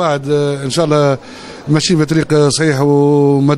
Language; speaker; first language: Arabic; native; Arabic